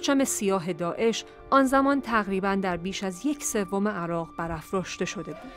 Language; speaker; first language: Persian; native; Persian